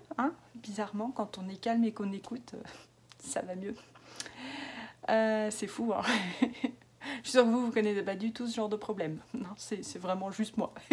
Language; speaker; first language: French; native; French